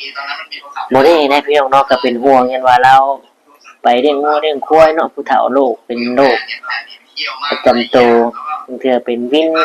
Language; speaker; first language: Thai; non-native, local second language; Lao